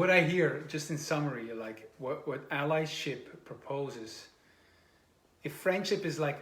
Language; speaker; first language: English; non-native, fluent; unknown